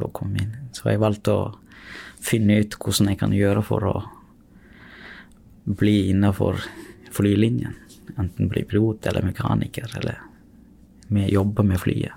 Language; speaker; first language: Norwegian; non-native, fluent; Tamil